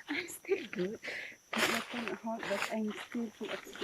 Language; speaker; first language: English; non-native, local second language; Malay